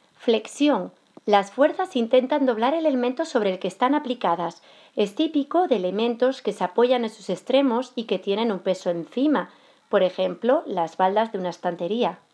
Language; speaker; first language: Spanish; native; Spanish